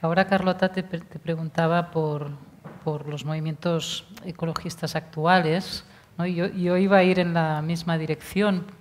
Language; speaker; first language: Spanish; non-native, local second language; Catalan